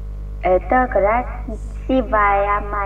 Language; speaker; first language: Russian; non-native, learner; Vietnamese